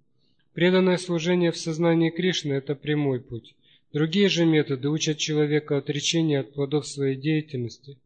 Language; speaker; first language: Russian; native; Russian